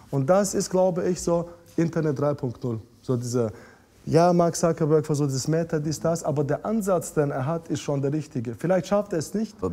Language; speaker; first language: German; non-native, fluent; Russian